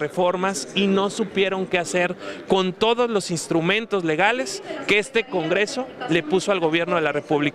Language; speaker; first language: Spanish; native; Spanish